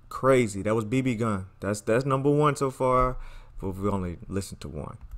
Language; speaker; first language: English; native; English